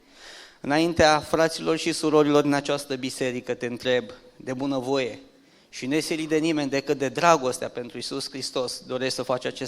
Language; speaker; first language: Romanian; native; Romanian